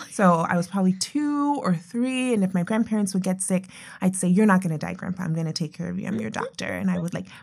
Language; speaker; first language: English; non-native, local second language; Yoruba